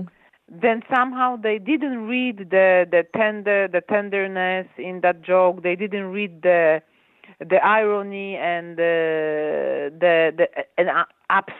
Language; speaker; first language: English; non-native, fluent; Polish